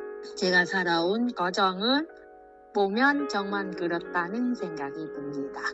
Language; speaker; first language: Korean; non-native, fluent; Vietnamese